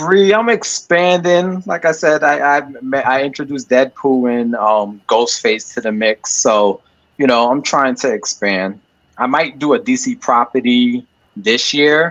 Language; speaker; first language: English; native; English